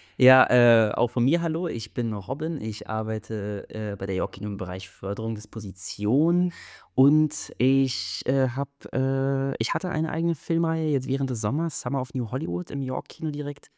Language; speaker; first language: German; native; German